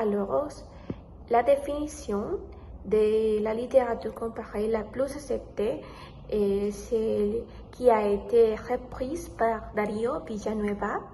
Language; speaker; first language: French; non-native, learner; Spanish